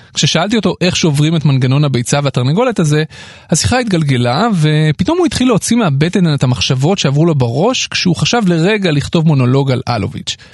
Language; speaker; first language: Hebrew; native; Hebrew